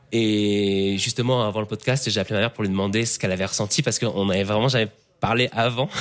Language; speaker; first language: French; native; French